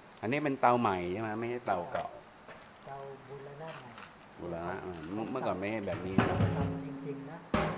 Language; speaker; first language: Thai; native; Thai